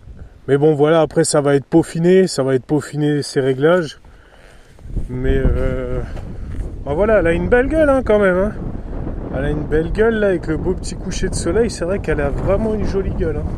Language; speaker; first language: French; native; French